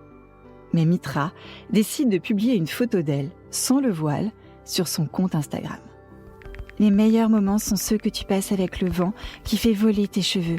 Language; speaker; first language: French; native; French